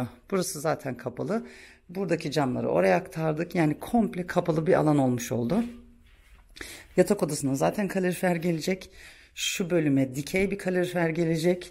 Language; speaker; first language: Turkish; early bilingual, heritage; Turkish